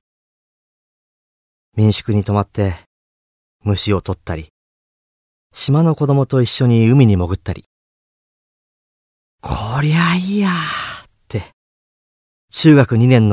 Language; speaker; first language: Japanese; native; Japanese